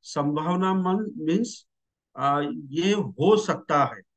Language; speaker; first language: Hindi; non-native, local second language; Marathi